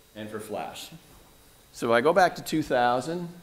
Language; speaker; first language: English; native; English